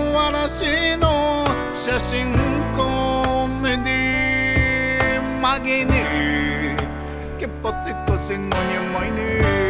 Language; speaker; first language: Japanese; native; Japanese